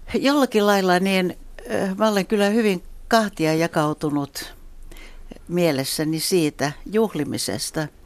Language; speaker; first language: Finnish; non-native, local second language; Swedish